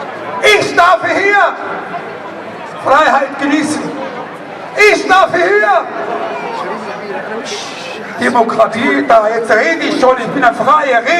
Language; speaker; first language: German; non-native, learner; Arabic